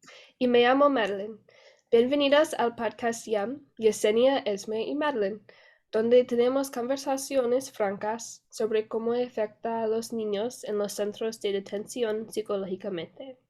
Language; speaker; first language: Spanish; non-native, learner; English